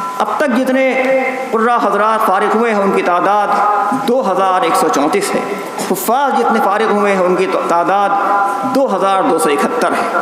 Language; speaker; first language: Urdu; native; Urdu